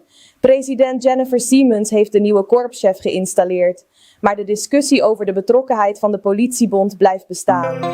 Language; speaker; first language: Dutch; native; Dutch